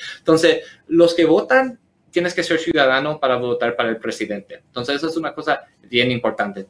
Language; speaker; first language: Spanish; early bilingual, heritage; Spanish